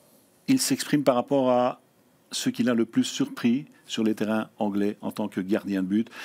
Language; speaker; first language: French; native; French